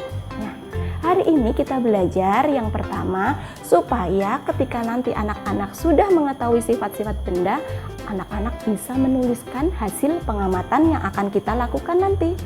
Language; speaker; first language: Indonesian; native; Indonesian